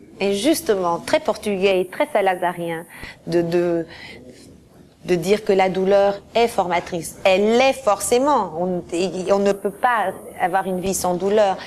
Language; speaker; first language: French; early bilingual, other home language; Portuguese